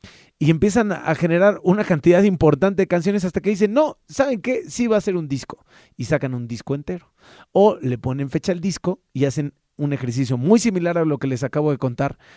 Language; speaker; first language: Spanish; native; Spanish